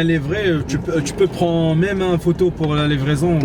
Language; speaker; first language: French; non-native, learner; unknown